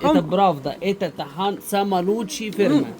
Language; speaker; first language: Russian; non-native, learner; Arabic